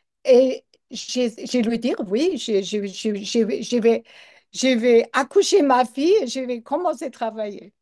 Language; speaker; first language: French; non-native, learner; English